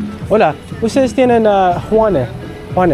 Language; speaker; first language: Spanish; non-native, learner; English